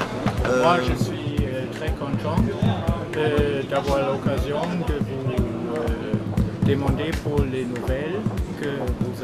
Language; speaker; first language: French; non-native, learner; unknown